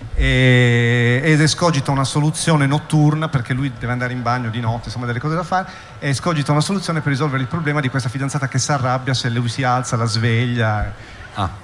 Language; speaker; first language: Italian; native; Italian